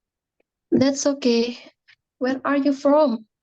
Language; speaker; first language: English; non-native, learner; Indonesian